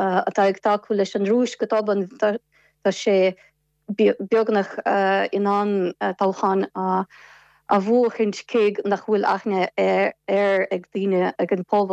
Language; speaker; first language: Irish; non-native, fluent; Ukrainian